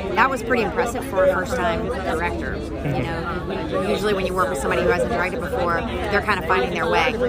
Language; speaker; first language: English; native; English